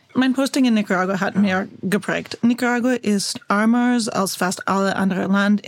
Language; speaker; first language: German; non-native, learner; English